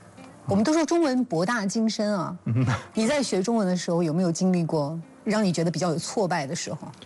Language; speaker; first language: Chinese; native; Chinese